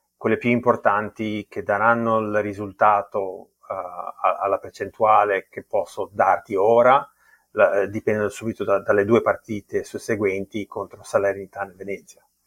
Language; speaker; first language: Italian; early bilingual, heritage; Italian